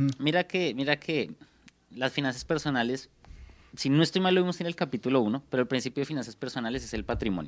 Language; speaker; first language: Spanish; native; Spanish